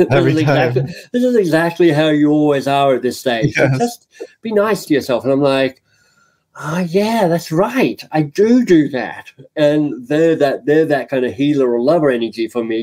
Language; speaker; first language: English; native; English